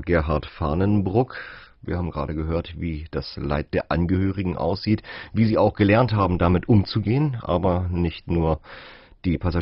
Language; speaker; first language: German; native; German